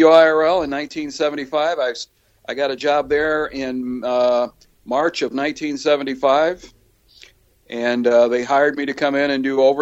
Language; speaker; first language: English; native; English